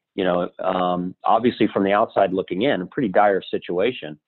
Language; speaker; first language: English; native; English